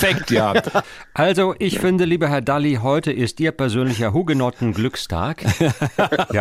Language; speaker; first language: German; native; German